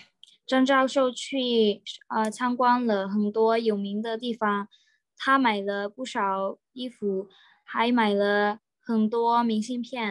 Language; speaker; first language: Chinese; non-native, learner; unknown